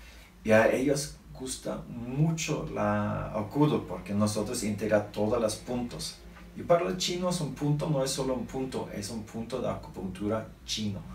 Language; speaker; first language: Spanish; non-native, learner; Norwegian